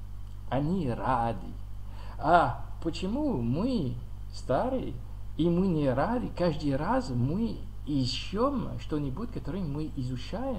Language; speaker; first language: Russian; non-native, learner; French